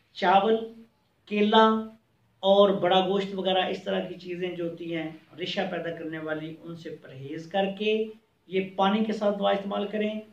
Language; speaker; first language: Urdu; non-native, local second language; Punjabi